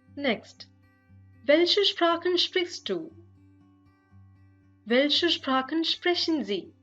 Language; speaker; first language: German; non-native, fluent; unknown